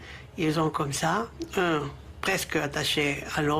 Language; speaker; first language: French; non-native, fluent; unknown